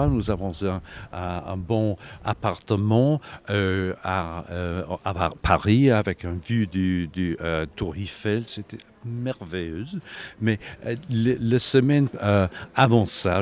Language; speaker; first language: French; non-native, learner; English